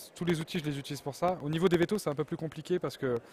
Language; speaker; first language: French; native; French